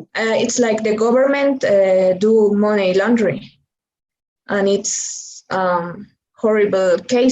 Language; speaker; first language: English; non-native, learner; Spanish